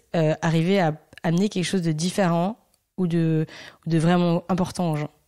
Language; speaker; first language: French; native; French